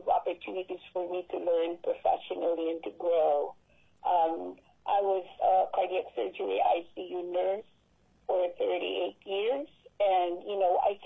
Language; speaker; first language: English; non-native, local second language; Filipino